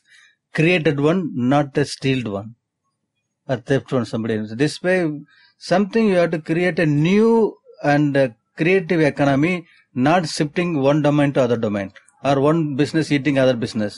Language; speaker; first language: English; non-native, local second language; Tamil